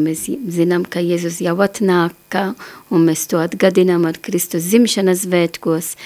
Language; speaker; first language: Latvian; non-native, learner; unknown